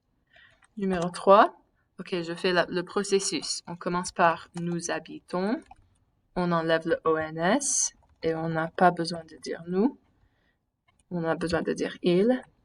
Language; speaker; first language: French; non-native, fluent; English